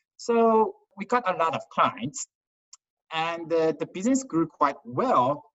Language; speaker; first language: English; non-native, fluent; Chinese